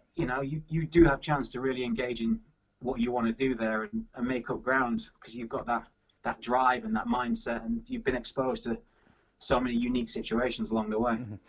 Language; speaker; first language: English; native; English